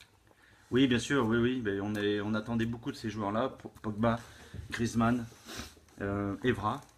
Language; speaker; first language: French; native; French